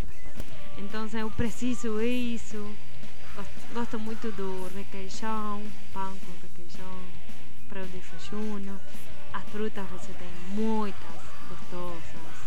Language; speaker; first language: Portuguese; non-native, learner; Spanish